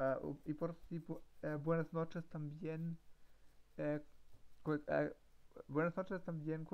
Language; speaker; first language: Spanish; non-native, learner; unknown